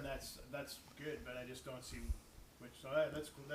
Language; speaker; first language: English; native; English